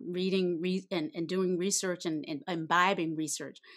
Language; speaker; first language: English; native; English